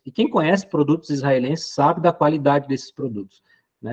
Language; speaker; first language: Portuguese; native; Portuguese